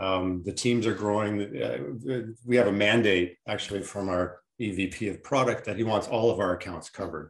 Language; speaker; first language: English; native; English